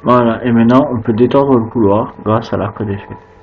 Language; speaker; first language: French; native; French